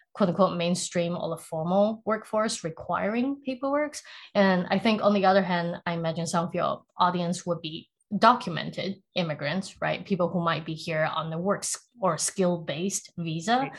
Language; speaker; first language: English; early bilingual, other home language; Chinese